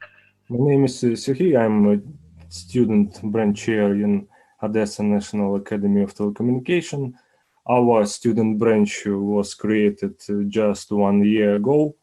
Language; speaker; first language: English; non-native, learner; Ukrainian